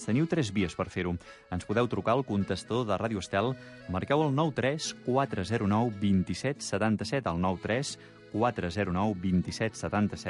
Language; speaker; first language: Catalan; native; Catalan